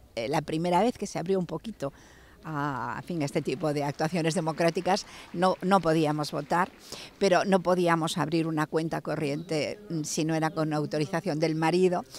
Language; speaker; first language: Spanish; native; Spanish